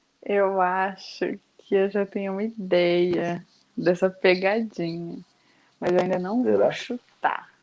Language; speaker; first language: Portuguese; native; Portuguese